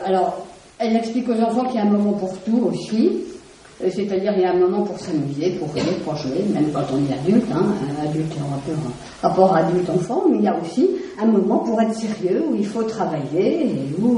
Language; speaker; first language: French; native; French